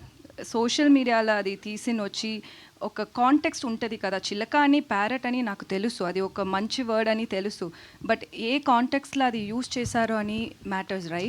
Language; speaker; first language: Telugu; non-native, learner; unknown